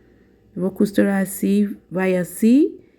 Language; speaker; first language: Portuguese; non-native, learner; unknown